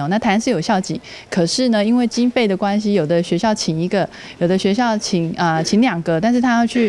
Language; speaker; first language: Chinese; native; Chinese